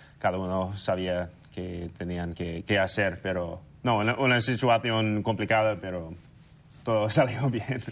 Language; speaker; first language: Spanish; non-native, fluent; English